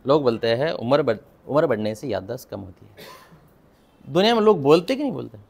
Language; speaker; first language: Hindi; non-native, local second language; Marathi